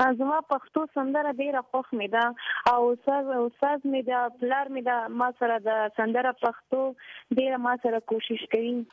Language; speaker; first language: Pashto; non-native, local second language; Persian